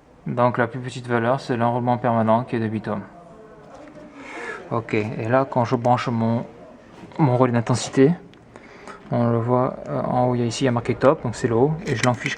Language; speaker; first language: French; native; French